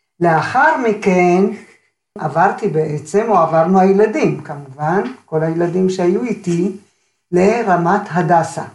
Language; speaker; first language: Hebrew; early bilingual, other home language; Arabic